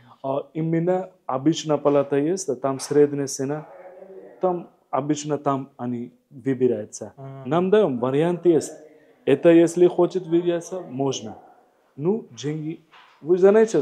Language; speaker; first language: Russian; non-native, learner; Hindi